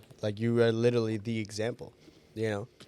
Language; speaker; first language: English; native; English